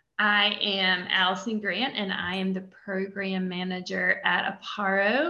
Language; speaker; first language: English; native; English